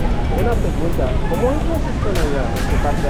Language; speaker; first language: Spanish; non-native, learner; Haitian Creole